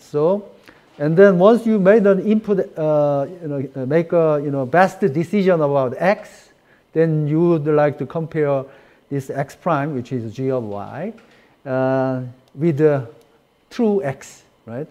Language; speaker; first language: English; non-native, fluent; Korean